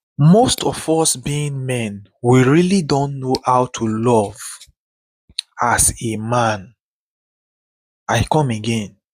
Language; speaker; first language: Nigerian Pidgin; native; Nigerian Pidgin